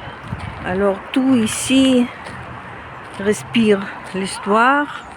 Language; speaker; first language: French; non-native, fluent; Russian